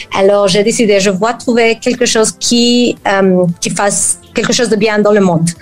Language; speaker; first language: French; non-native, fluent; Spanish